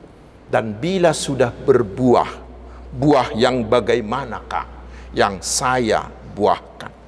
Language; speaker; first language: Indonesian; non-native, local second language; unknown